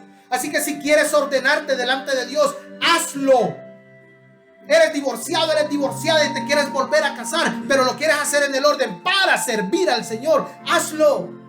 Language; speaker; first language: Spanish; native; Spanish